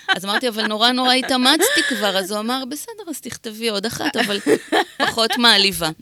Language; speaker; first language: Hebrew; native; Hebrew